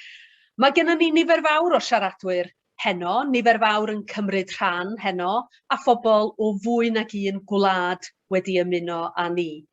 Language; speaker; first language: Welsh; native; Welsh